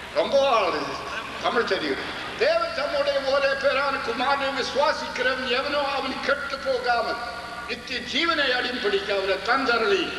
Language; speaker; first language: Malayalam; non-native, local second language; English